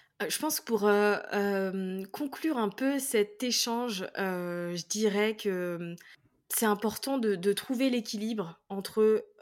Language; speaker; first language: French; native; French